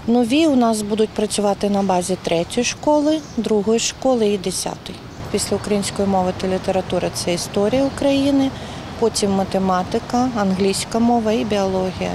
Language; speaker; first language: Ukrainian; native; Ukrainian